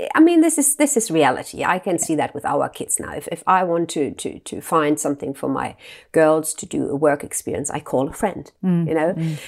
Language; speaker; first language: English; non-native, fluent; German